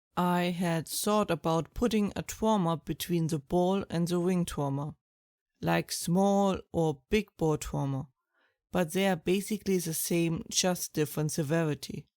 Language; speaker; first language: English; non-native, fluent; German